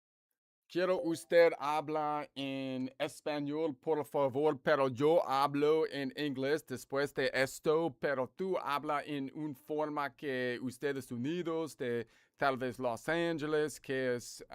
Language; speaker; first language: Spanish; non-native, learner; English